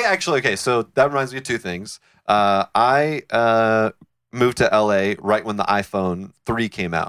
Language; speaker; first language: English; native; English